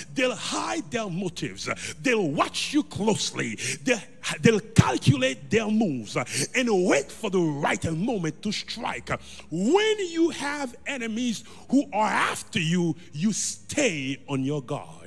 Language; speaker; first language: English; non-native, fluent; Haitian Creole